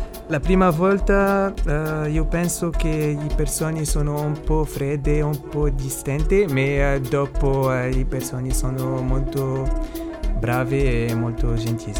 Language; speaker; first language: Italian; non-native, learner; Arabic